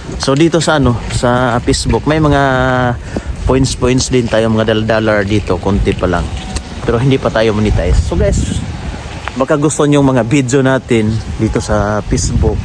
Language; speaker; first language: Filipino; non-native, local second language; Cebuano